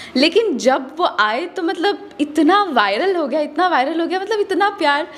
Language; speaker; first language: Hindi; native; Hindi